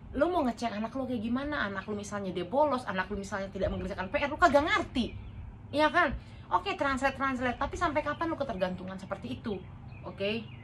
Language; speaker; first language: Indonesian; native; Indonesian